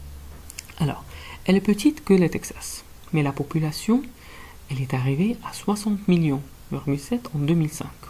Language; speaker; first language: French; non-native, fluent; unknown